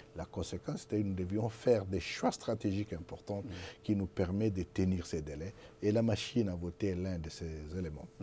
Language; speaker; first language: French; non-native, local second language; Lingala